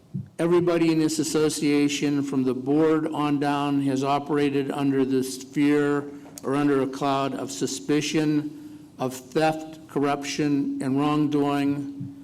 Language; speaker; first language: English; native; English